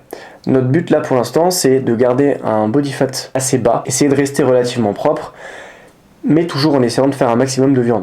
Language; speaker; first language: French; native; French